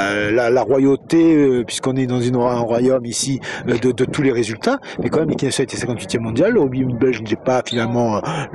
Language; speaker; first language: French; native; French